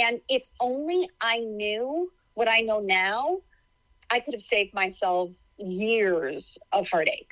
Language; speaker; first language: English; native; English